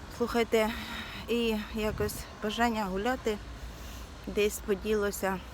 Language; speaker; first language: Ukrainian; native; Ukrainian